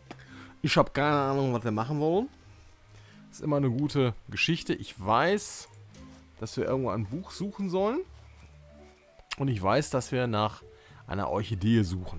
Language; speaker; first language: German; native; German